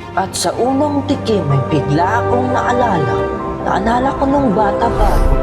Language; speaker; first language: Filipino; non-native, local second language; Chavacano